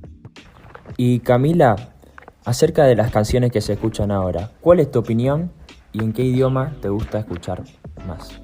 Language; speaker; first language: Spanish; native; Spanish